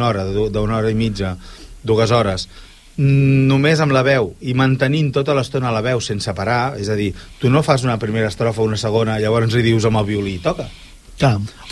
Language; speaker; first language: Catalan; native; Catalan